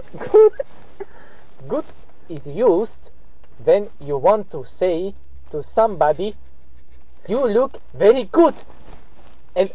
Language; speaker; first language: English; non-native, learner; Slovak